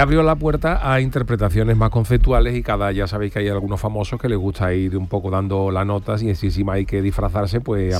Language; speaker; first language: Spanish; native; Spanish